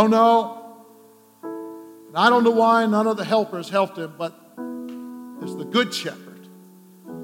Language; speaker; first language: English; native; English